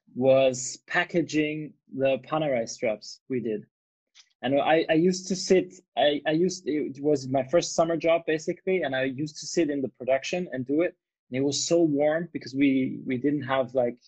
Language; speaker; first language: English; non-native, fluent; German